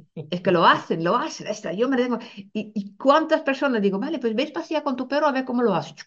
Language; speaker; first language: Spanish; non-native, fluent; Dutch